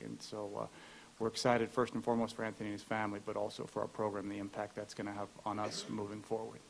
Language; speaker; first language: English; native; English